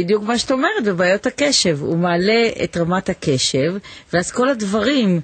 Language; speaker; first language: Hebrew; native; Hebrew